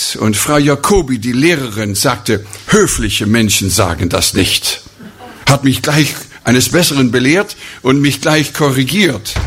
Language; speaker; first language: German; non-native, fluent; English